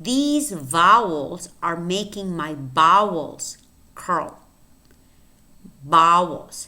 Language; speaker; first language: English; non-native, fluent; Spanish